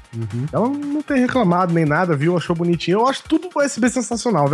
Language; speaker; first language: Portuguese; native; Portuguese